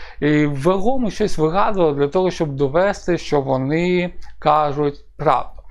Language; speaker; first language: Ukrainian; non-native, local second language; Russian